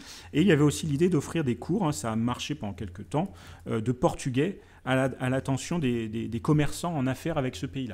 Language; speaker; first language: French; native; French